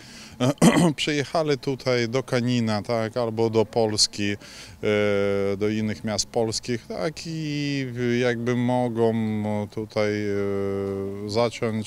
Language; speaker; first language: Polish; non-native, fluent; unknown